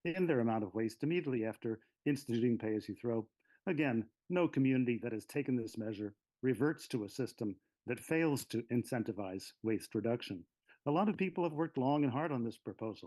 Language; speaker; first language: English; native; English